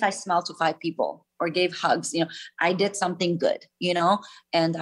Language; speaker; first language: English; non-native, fluent; German